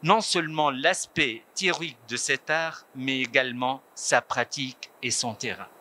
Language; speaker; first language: French; non-native, local second language; Arabic